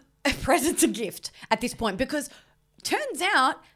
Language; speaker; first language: English; early bilingual, other home language; Italian